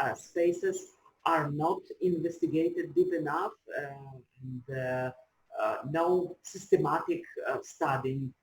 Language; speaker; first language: English; non-native, fluent; Ukrainian